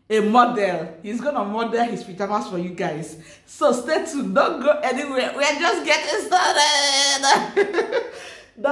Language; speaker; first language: English; non-native, local second language; Igbo